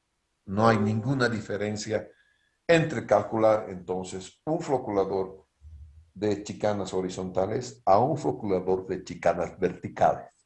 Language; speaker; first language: Spanish; native; Spanish